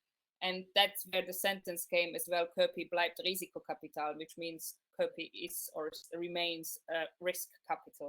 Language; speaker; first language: English; non-native, fluent; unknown